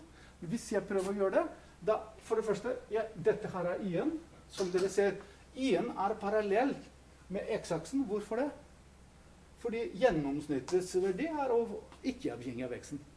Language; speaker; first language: Norwegian; non-native, fluent; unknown